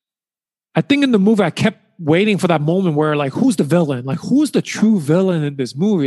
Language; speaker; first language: English; early bilingual, other home language; Chinese